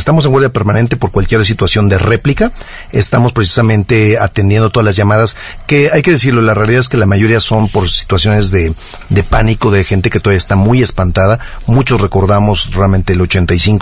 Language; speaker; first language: Spanish; native; Spanish